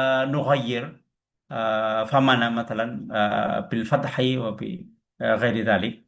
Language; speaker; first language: Arabic; non-native, fluent; Indonesian